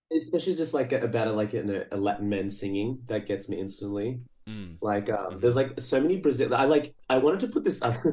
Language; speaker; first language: English; early bilingual, other home language; Portuguese